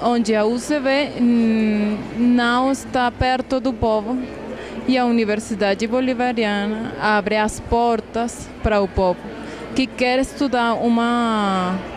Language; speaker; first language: Portuguese; non-native, fluent; Spanish